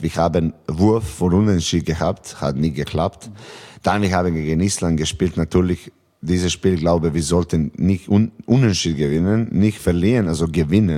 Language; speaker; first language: German; non-native, fluent; Serbian